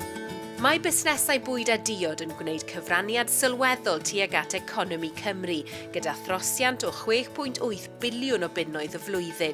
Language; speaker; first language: Welsh; native; Welsh